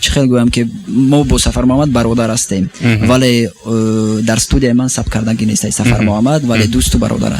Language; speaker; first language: Persian; non-native, local second language; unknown